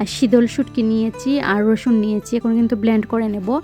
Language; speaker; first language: Bangla; non-native, local second language; Sylheti